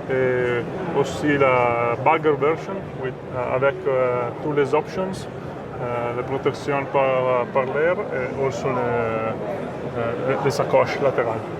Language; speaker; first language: French; non-native, fluent; Italian